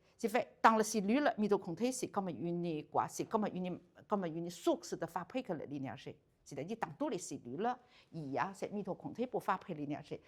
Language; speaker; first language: French; non-native, learner; Chinese